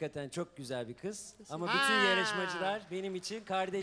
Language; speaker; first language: Turkish; native; Turkish